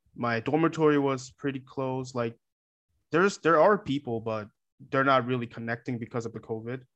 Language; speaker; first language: English; non-native, fluent; Korean